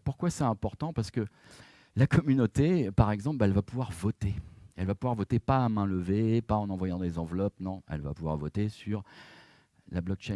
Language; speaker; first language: French; native; French